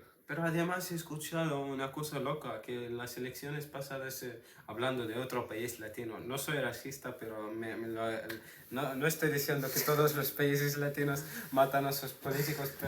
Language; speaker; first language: Spanish; non-native, fluent; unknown